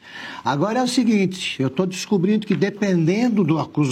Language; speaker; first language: Portuguese; native; Portuguese